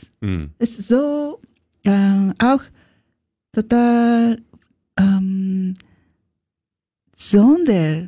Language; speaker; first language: German; non-native, learner; Japanese